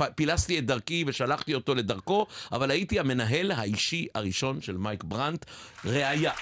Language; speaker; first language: Hebrew; native; Hebrew